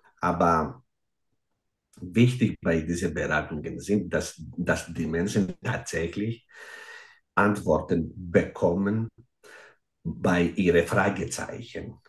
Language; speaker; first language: German; non-native, fluent; Greek